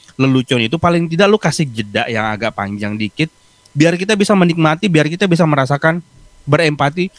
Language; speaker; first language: Indonesian; native; Indonesian